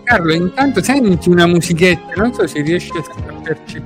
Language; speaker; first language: Italian; native; Italian